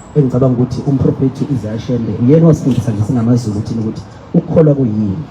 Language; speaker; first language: Zulu; native; Zulu